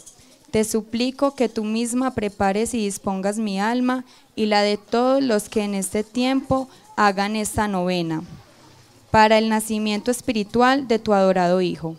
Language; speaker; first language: Spanish; native; Spanish